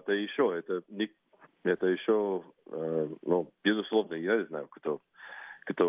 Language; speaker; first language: Russian; non-native, fluent; English